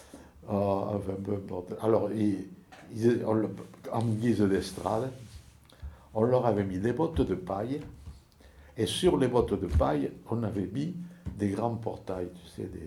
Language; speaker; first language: French; native; French